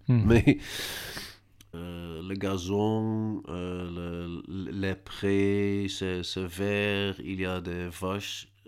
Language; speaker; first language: French; non-native, learner; Dutch